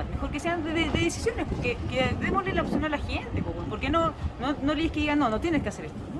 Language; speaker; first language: Spanish; native; Spanish